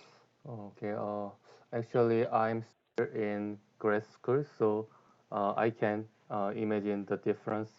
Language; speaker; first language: English; non-native, learner; Korean